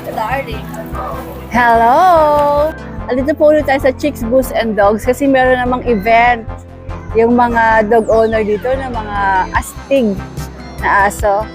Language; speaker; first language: Filipino; native; Filipino